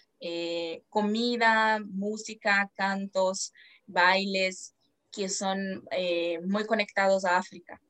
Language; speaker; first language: Spanish; non-native, fluent; Portuguese